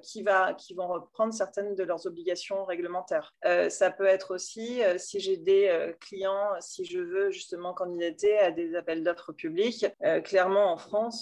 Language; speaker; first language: French; native; French